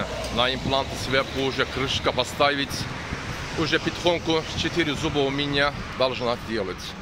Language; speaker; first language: Russian; non-native, learner; Turkish